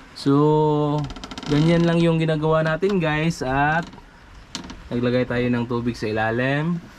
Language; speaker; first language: Filipino; non-native, local second language; Cebuano